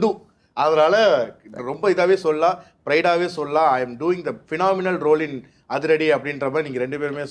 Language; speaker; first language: Tamil; native; Tamil